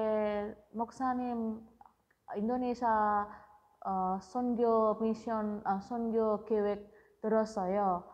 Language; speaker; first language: Korean; non-native, learner; Indonesian